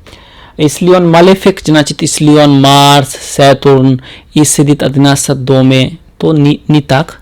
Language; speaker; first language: Russian; non-native, learner; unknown